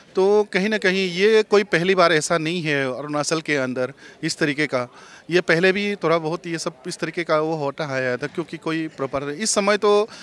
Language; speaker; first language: Hindi; non-native, local second language; Chakma